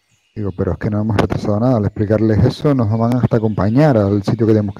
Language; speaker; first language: Spanish; native; Spanish